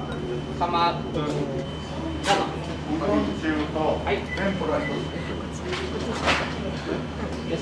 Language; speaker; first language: Japanese; native; Japanese